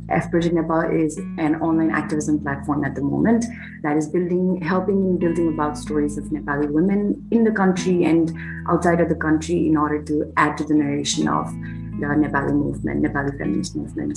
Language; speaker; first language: English; non-native, local second language; Nepali